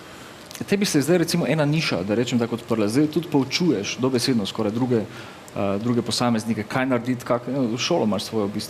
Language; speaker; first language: Slovenian; native; Slovenian